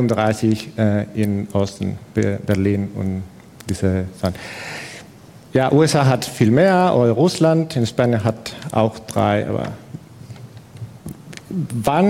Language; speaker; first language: German; non-native, fluent; Spanish